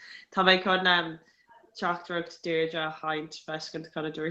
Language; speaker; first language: Irish; non-native, local second language; English